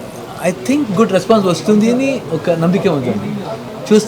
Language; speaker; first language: Telugu; non-native, learner; Kannada